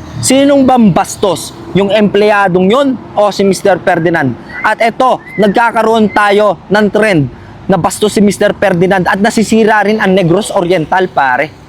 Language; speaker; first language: Filipino; native; Filipino